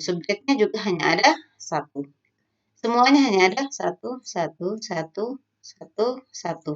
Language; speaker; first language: Indonesian; native; Indonesian